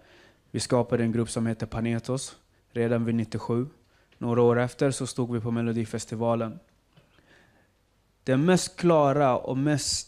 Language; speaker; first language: Swedish; non-native, fluent; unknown